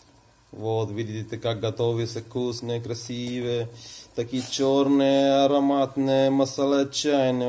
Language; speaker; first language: Russian; non-native, fluent; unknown